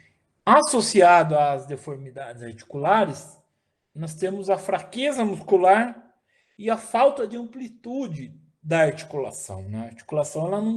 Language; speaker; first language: Portuguese; native; Portuguese